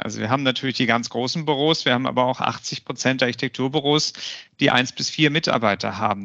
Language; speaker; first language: German; native; German